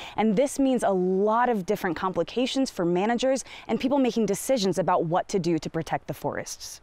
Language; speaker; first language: English; native; English